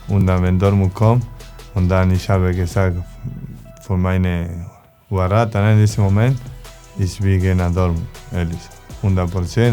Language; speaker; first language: German; non-native, learner; Spanish